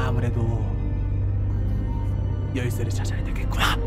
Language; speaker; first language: Korean; native; Korean